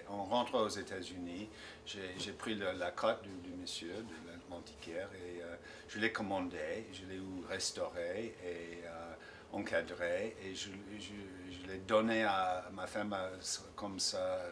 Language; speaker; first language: French; non-native, fluent; English